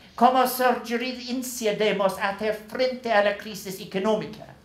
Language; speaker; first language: Spanish; non-native, learner; English